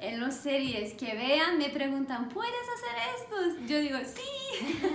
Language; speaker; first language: Spanish; non-native, learner; Turkish